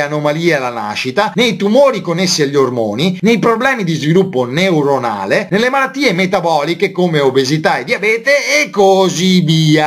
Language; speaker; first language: Italian; native; Italian